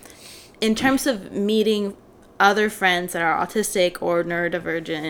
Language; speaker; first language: English; non-native, fluent; Swedish